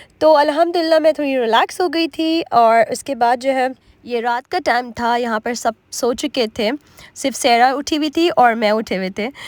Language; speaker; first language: Urdu; native; Urdu